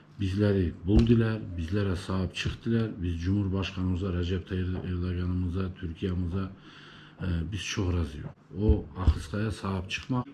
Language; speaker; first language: Turkish; early bilingual, heritage; Turkish